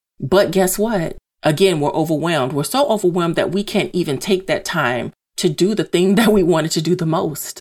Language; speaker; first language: English; native; English